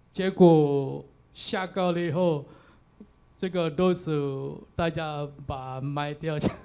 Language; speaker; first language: Chinese; non-native, learner; Balinese